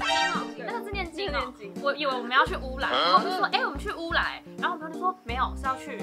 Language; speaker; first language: Chinese; native; Chinese